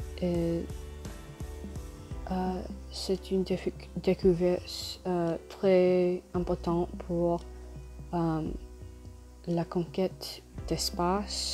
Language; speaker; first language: French; non-native, learner; English